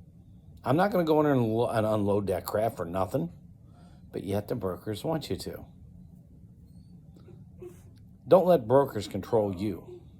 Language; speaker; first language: English; native; English